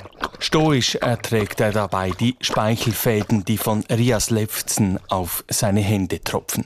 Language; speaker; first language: German; native; German